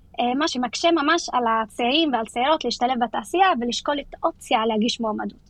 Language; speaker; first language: Hebrew; non-native, local second language; Arabic